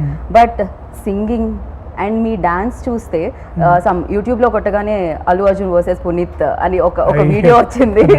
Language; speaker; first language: Telugu; native; Telugu